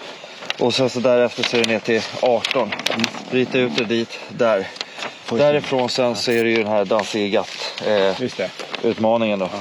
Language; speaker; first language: Swedish; native; Swedish